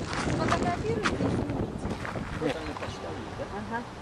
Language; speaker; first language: Russian; native; Russian